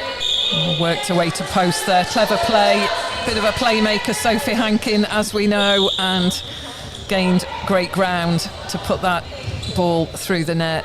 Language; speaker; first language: English; native; English